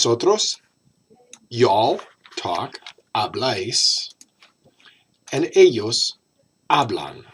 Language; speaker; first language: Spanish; non-native, fluent; English